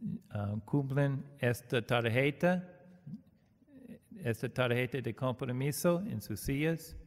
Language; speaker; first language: Spanish; non-native, learner; English